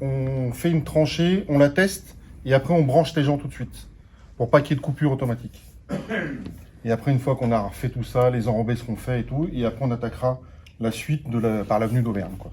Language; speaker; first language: French; native; French